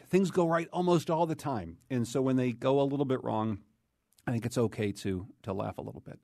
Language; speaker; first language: English; native; English